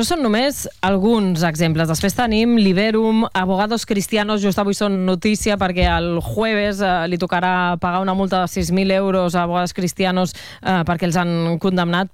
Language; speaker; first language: Catalan; native; Catalan